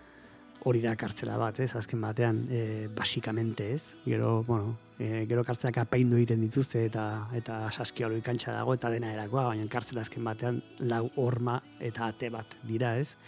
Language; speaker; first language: Basque; native; Basque